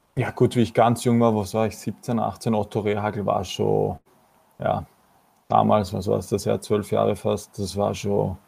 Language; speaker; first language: German; native; German